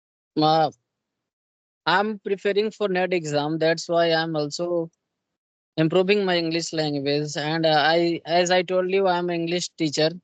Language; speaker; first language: English; non-native, local second language; Hindi